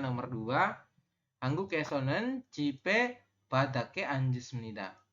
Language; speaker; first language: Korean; non-native, fluent; Indonesian